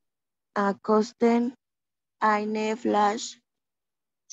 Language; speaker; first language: German; non-native, learner; Spanish